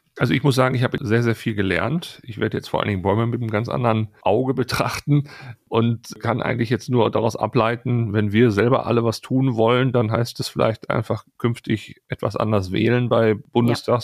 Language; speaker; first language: German; native; German